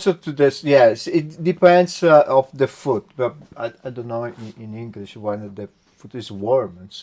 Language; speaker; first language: English; non-native, learner; Italian